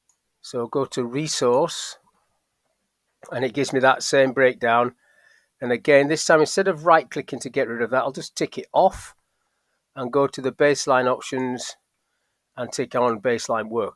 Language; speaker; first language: English; native; English